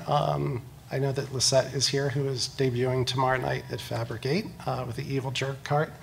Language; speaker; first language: English; native; English